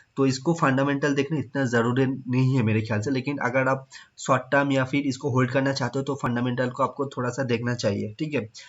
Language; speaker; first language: Hindi; non-native, local second language; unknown